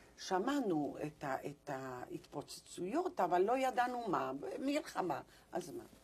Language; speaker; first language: Hebrew; non-native, fluent; Polish